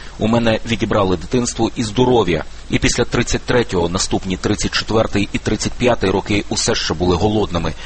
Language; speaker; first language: Ukrainian; native; Ukrainian